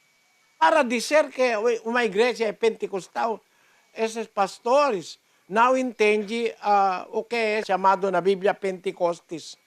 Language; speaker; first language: Portuguese; non-native, learner; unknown